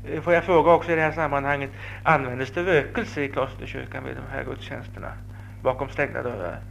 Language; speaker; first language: Swedish; native; Swedish